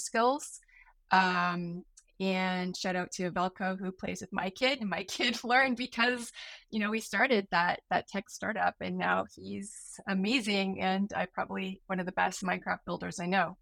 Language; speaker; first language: English; native; English